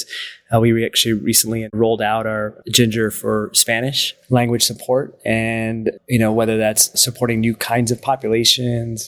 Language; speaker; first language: English; native; English